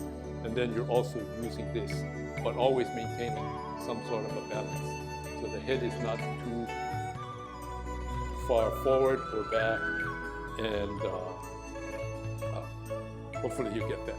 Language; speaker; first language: English; native; English